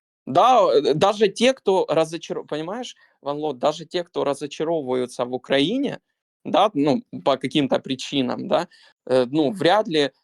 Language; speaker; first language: Russian; native; Russian